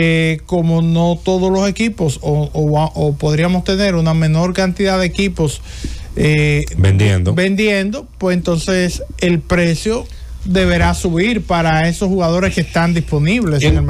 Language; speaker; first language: Spanish; native; Spanish